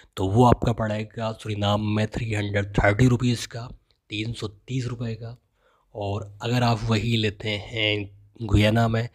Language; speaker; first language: Hindi; native; Hindi